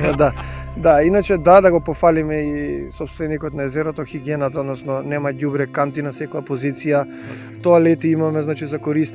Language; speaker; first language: Macedonian; native; Macedonian